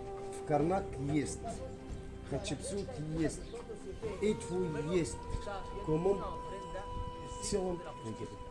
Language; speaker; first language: Russian; non-native, learner; Arabic